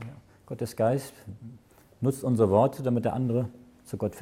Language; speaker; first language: German; native; German